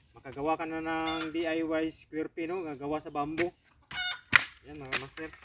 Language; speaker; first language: Filipino; non-native, local second language; Cebuano